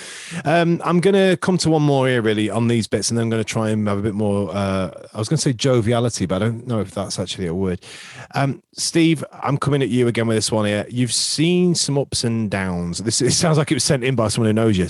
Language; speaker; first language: English; native; English